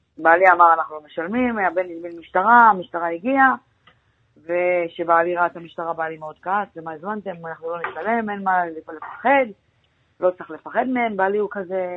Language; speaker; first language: Hebrew; native; Hebrew